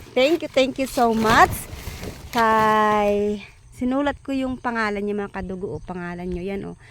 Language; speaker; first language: Filipino; non-native, local second language; Iloko